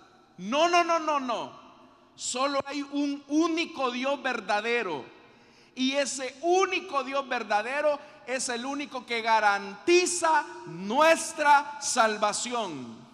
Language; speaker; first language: Spanish; native; Spanish